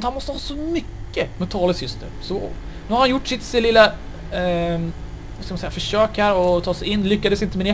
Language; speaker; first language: Swedish; native; Swedish